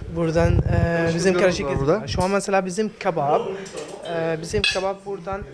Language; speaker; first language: Turkish; non-native, learner; Arabic